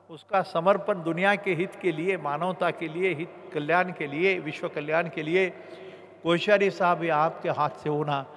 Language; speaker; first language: Hindi; non-native, local second language; Marathi